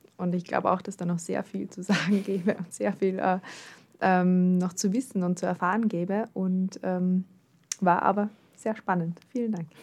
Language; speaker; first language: German; native; German